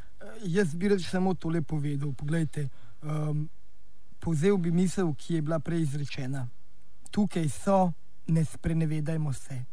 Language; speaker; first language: Slovenian; native; Slovenian